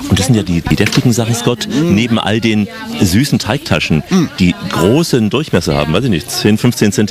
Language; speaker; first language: German; native; German